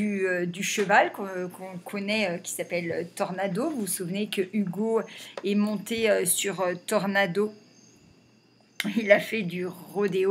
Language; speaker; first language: French; native; French